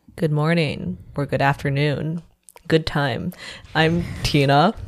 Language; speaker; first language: English; non-native, fluent; Chinese